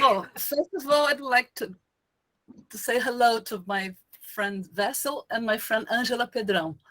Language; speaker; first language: English; non-native, fluent; Portuguese